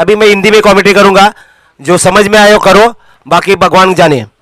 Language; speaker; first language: Hindi; non-native, local second language; Marathi